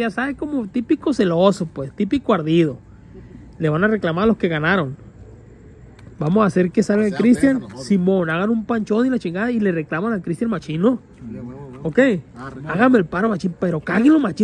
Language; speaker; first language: Spanish; native; Spanish